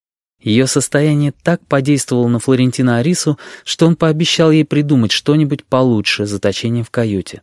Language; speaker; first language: Russian; native; Russian